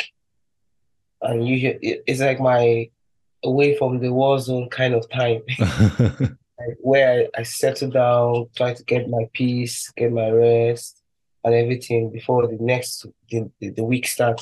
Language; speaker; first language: English; non-native, local second language; Igbo